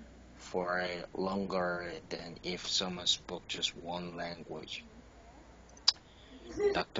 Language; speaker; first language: English; non-native, learner; Korean